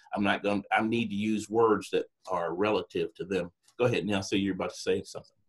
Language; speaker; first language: English; native; English